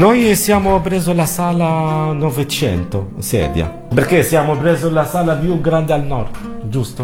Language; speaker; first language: Italian; non-native, learner; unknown